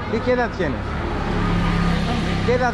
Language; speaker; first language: Spanish; non-native, learner; Greek